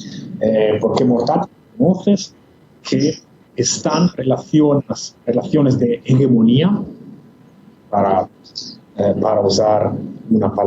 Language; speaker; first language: Spanish; non-native, fluent; Italian